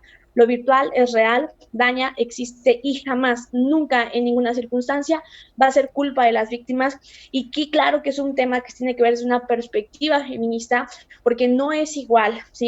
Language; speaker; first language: Spanish; native; Spanish